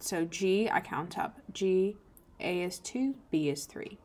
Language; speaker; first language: English; native; English